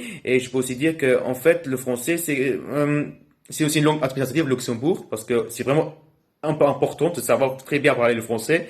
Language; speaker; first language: French; non-native, local second language; Luxembourgish